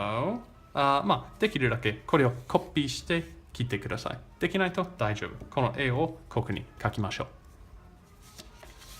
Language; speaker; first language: Japanese; non-native, learner; English